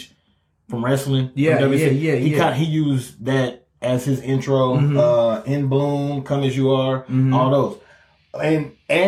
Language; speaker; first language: English; native; English